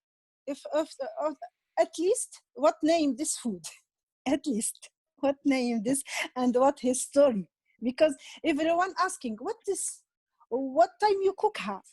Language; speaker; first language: English; non-native, learner; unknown